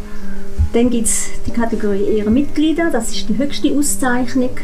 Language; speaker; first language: German; native; German